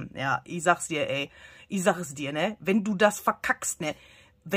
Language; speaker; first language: German; native; German